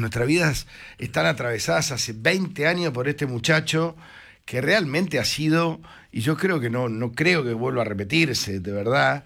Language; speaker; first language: Spanish; native; Spanish